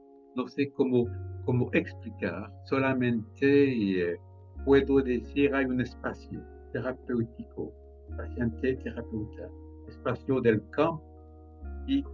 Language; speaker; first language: Spanish; non-native, fluent; French